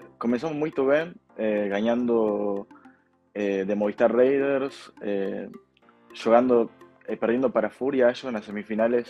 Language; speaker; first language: Portuguese; non-native, fluent; Spanish